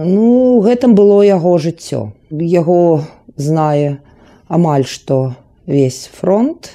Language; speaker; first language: Belarusian; non-native, local second language; Russian